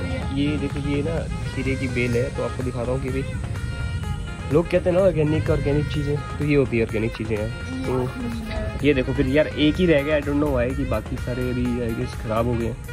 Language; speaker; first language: Hindi; native; Hindi